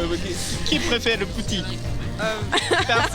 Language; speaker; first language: French; non-native, learner; Japanese